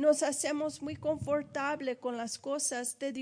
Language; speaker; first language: Spanish; early bilingual, heritage; Spanish